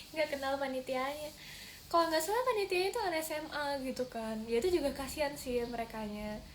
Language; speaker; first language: Indonesian; native; Indonesian